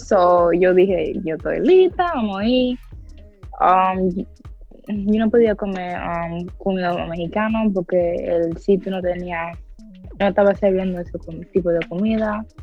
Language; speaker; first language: Spanish; early bilingual, heritage; English